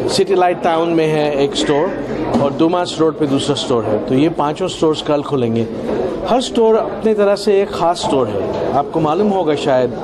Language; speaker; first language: Hindi; native; Hindi